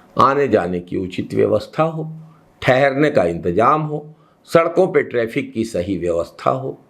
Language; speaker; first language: Hindi; native; Hindi